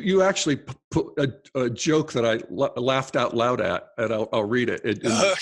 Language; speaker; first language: English; native; English